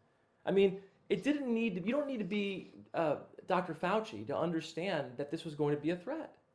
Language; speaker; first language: English; native; English